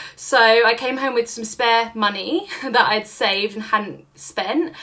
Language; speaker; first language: English; native; English